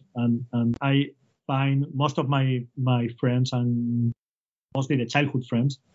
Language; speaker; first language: English; non-native, fluent; Spanish